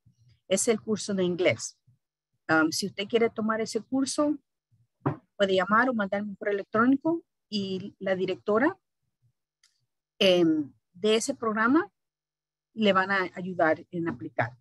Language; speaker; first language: Spanish; early bilingual, heritage; Spanish